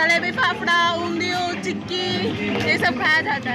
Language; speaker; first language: Hindi; non-native, local second language; Gujarati